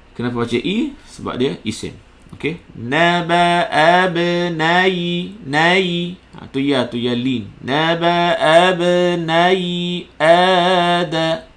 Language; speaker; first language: Malay; native; Malay